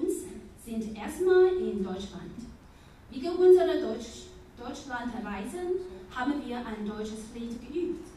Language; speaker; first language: German; non-native, learner; Chinese